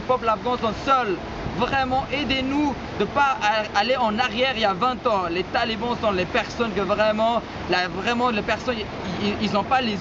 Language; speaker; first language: French; non-native, fluent; Persian